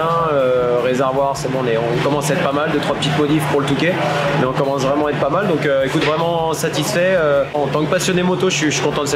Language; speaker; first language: French; native; French